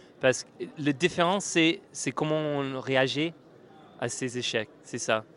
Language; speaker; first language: French; non-native, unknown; English